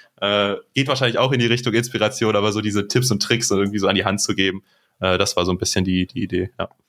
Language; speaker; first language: German; native; German